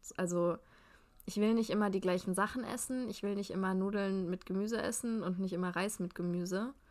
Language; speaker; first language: German; native; German